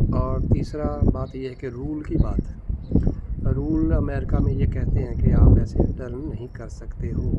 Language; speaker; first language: Hindi; non-native, local second language; Punjabi